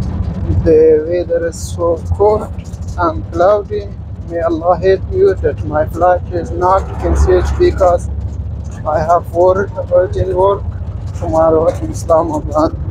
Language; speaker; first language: English; non-native, learner; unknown